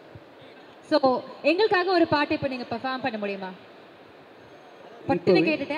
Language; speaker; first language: Tamil; native; Tamil